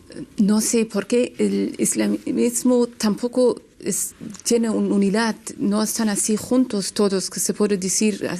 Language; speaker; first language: Spanish; non-native, learner; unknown